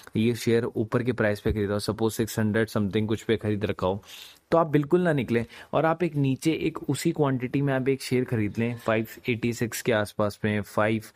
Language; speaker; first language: Hindi; native; Hindi